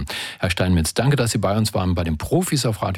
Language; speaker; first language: German; native; German